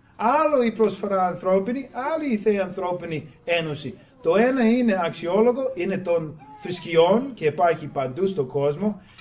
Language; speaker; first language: Greek; non-native, fluent; English